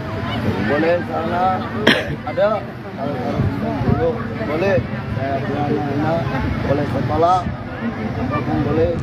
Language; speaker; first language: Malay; non-native, learner; Rohingya